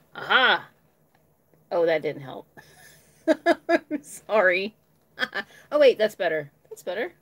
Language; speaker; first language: English; native; English